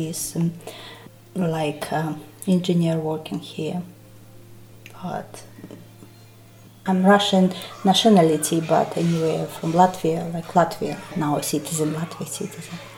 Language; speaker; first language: English; non-native, learner; Russian